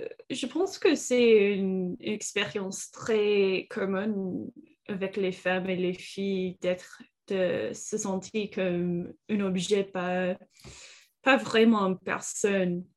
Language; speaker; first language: French; non-native, learner; English